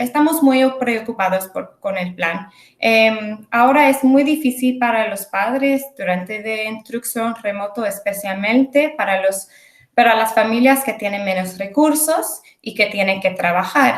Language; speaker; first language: Spanish; early bilingual, heritage; English